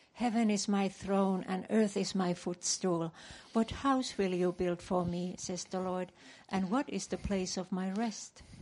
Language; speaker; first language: English; non-native, fluent; Finnish